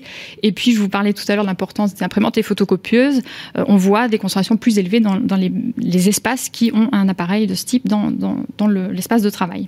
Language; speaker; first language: French; native; French